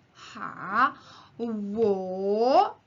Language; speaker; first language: Chinese; non-native, learner; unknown